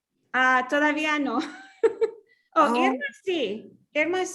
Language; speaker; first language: Spanish; non-native, fluent; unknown